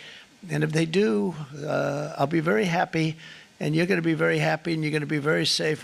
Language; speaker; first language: English; native; English